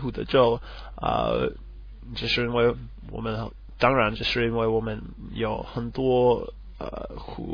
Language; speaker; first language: Chinese; non-native, learner; English